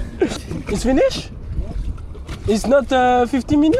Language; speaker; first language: English; non-native, learner; French